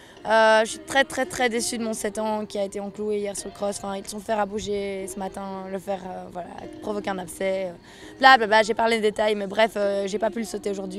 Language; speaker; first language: French; native; French